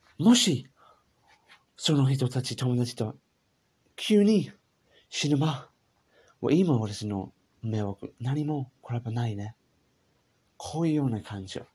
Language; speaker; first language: Japanese; non-native, learner; English